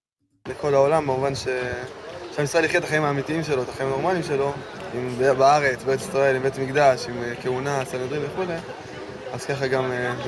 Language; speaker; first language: Hebrew; native; Hebrew